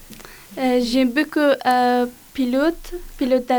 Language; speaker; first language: French; non-native, learner; Persian